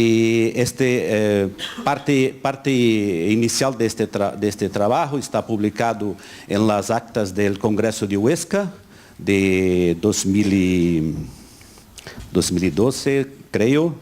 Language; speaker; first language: Spanish; non-native, learner; Portuguese